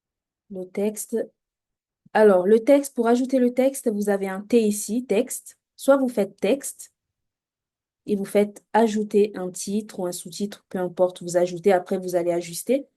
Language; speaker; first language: French; native; French